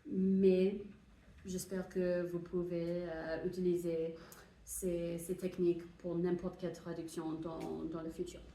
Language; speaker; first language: French; non-native, fluent; English